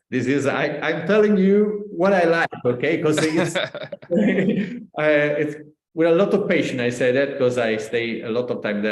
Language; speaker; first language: English; non-native, learner; Italian